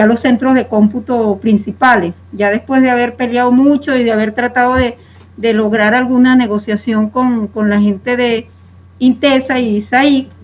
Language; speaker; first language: Spanish; native; Spanish